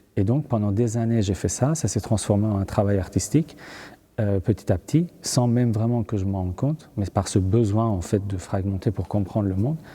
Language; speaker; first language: French; early bilingual, other home language; Persian